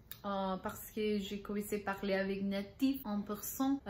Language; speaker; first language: French; non-native, learner; Spanish